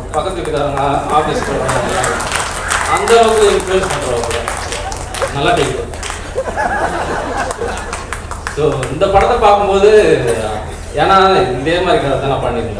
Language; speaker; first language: Tamil; native; Tamil